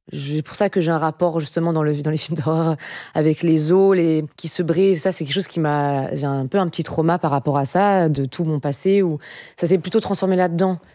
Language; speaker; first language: French; native; French